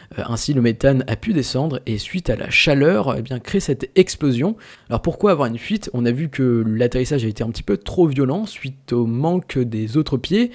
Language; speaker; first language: French; native; French